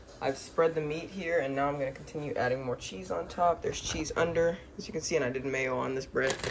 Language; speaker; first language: English; native; English